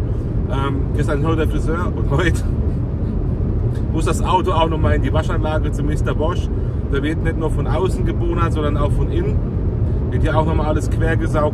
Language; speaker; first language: German; native; German